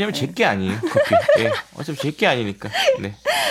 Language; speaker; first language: Korean; native; Korean